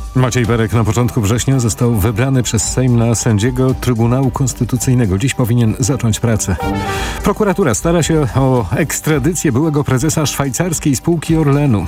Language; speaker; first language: Polish; native; Polish